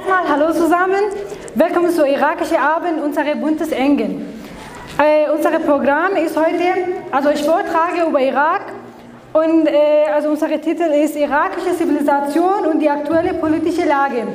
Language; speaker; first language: German; non-native, learner; Kurdish